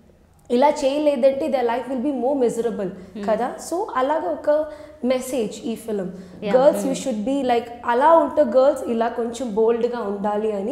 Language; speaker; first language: Telugu; non-native, learner; Malayalam